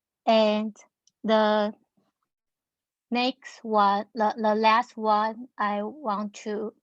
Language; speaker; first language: English; non-native, learner; Chinese